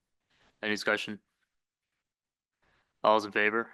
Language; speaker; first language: English; native; English